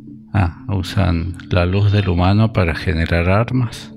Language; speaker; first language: Spanish; native; Spanish